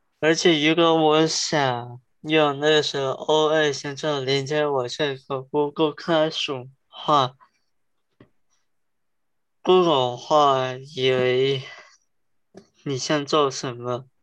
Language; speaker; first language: Chinese; early bilingual, heritage; Chinese